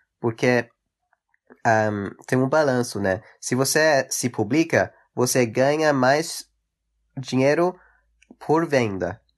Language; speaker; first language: Portuguese; early bilingual, heritage; English